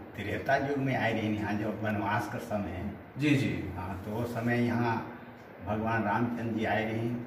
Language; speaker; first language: Hindi; native; Hindi